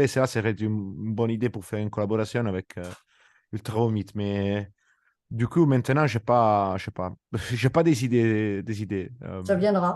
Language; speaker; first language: French; non-native, fluent; Italian